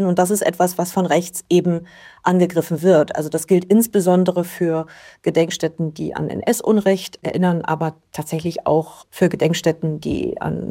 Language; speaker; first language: German; native; German